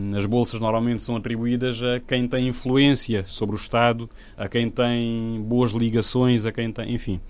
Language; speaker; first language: Portuguese; non-native, local second language; Upper Guinea Crioulo